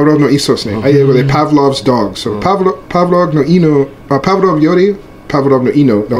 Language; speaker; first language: Japanese; non-native, learner; English